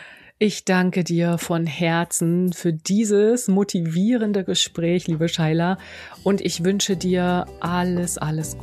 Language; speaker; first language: German; native; German